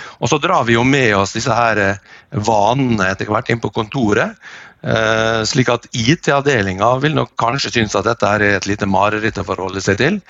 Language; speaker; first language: Norwegian; native; Norwegian